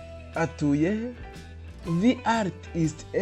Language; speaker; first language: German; non-native, fluent; Kinyarwanda